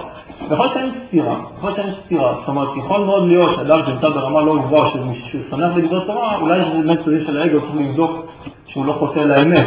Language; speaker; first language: Hebrew; native; Hebrew